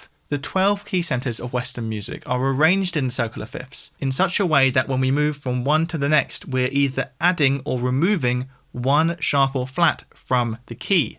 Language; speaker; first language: English; native; English